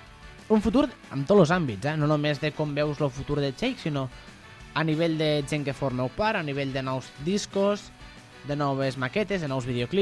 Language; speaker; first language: Catalan; native; Catalan